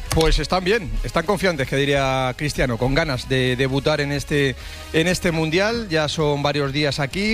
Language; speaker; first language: Spanish; native; Spanish